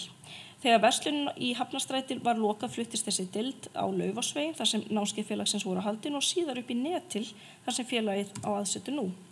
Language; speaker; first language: Icelandic; native; Icelandic